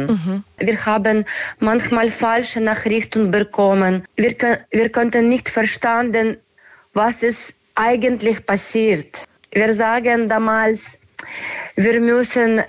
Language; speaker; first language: German; non-native, learner; Ukrainian